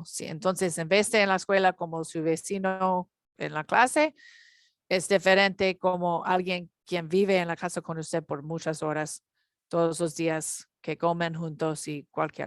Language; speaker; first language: Spanish; non-native, learner; English